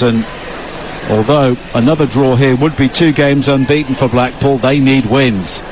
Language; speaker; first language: English; native; English